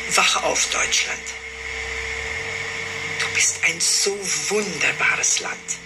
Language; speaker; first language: German; non-native, fluent; Romanian